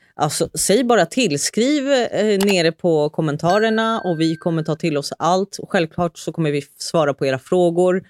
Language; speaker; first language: Swedish; early bilingual, other home language; Spanish